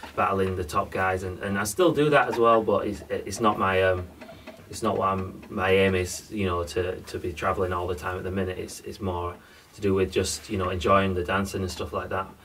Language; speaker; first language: English; native; English